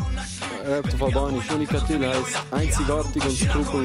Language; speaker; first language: German; early bilingual, other home language; Albanian